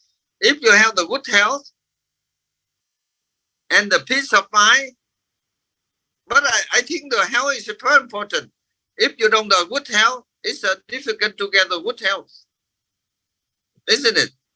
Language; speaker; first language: English; non-native, fluent; Vietnamese